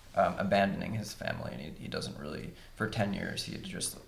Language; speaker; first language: English; native; English